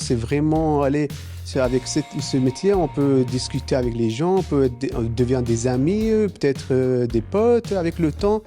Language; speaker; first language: French; non-native, learner; Arabic